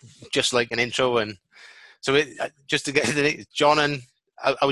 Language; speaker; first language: English; native; English